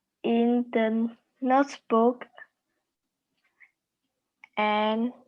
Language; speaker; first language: English; non-native, learner; Vietnamese